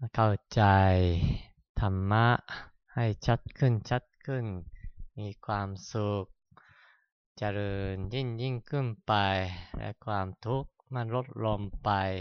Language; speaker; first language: Thai; non-native, fluent; Japanese